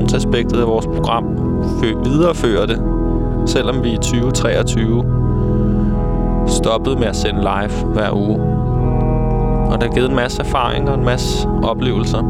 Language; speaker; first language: Danish; native; Danish